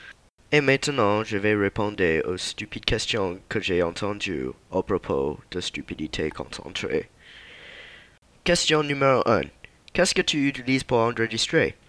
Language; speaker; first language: French; non-native, learner; English